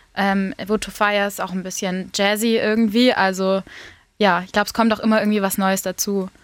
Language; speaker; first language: German; native; German